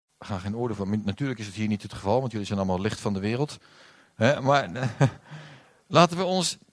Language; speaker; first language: Dutch; native; Dutch